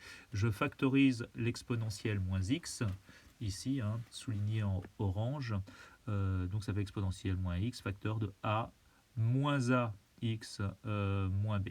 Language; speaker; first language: French; native; French